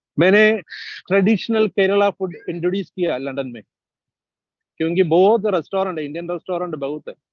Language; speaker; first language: Hindi; non-native, local second language; Malayalam